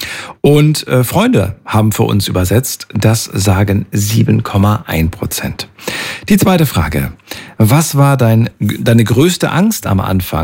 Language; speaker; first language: German; native; German